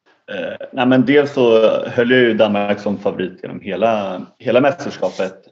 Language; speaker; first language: Swedish; native; Swedish